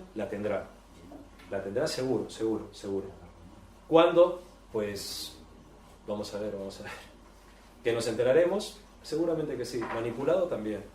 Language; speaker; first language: Spanish; native; Spanish